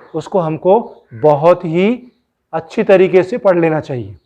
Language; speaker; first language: Hindi; non-native, local second language; Marathi